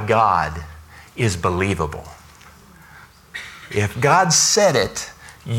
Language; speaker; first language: English; native; English